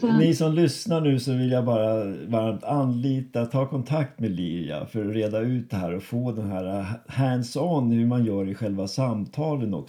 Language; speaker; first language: Swedish; native; Swedish